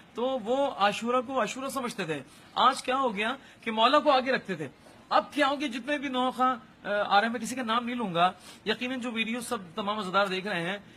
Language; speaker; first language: Urdu; native; Urdu